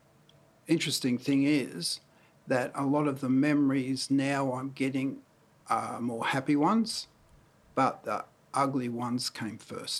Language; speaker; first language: English; native; English